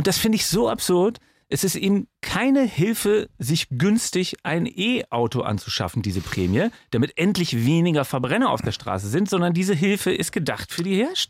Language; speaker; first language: German; native; German